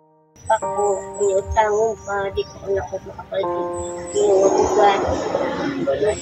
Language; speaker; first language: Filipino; non-native, local second language; Cebuano